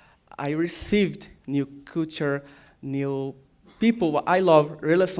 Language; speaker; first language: English; non-native, learner; Portuguese